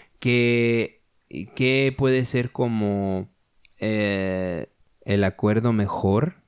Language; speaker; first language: Spanish; early bilingual, heritage; Spanish